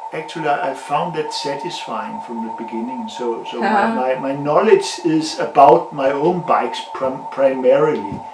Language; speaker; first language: English; non-native, learner; Danish